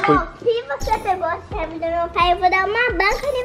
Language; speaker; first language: Portuguese; native; Portuguese